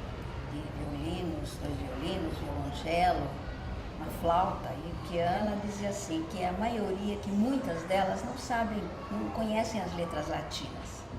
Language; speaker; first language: Portuguese; early bilingual, other home language; Yiddish